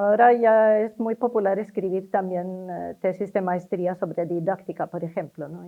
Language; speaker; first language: Spanish; non-native, fluent; Norwegian